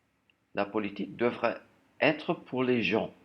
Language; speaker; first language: French; non-native, fluent; German